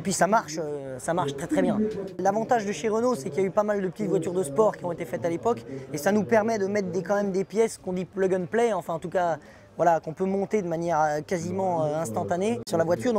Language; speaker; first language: French; native; French